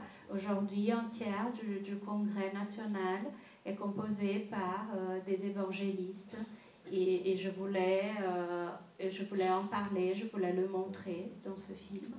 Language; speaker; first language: French; non-native, fluent; Portuguese